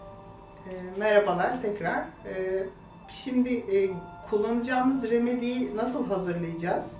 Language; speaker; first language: Turkish; native; Turkish